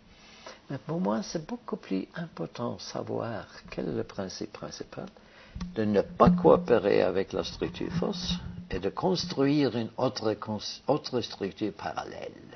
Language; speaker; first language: French; non-native, fluent; Norwegian